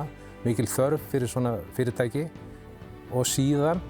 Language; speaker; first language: Icelandic; native; Icelandic